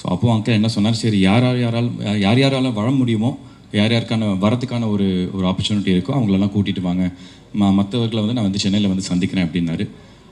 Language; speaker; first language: Tamil; native; Tamil